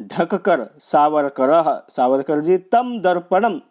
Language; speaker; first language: Hindi; non-native, local second language; Marathi